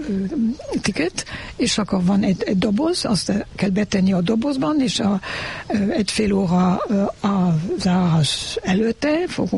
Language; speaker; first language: Hungarian; non-native, learner; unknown